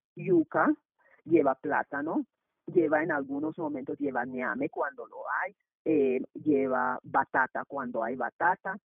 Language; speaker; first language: Spanish; non-native, local second language; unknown